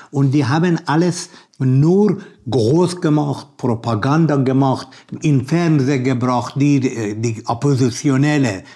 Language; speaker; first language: German; non-native, learner; Persian